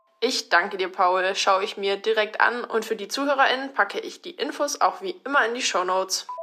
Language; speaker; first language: German; native; German